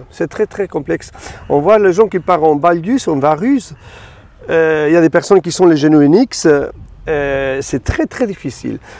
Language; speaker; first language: French; non-native, fluent; Spanish